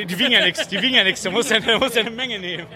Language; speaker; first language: German; native; German